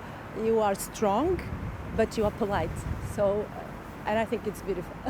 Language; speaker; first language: English; non-native, fluent; Portuguese